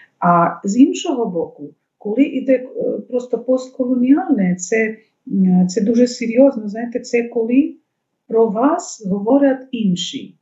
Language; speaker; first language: Ukrainian; non-native, fluent; Bangla